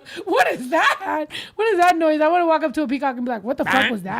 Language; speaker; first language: English; early bilingual, other home language; Spanish